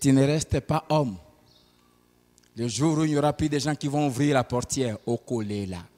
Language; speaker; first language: French; non-native, local second language; Lingala